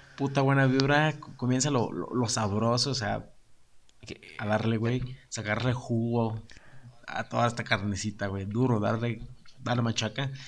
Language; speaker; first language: Spanish; native; Spanish